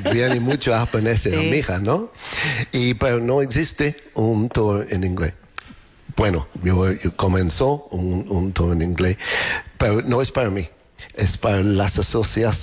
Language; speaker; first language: Spanish; non-native, learner; English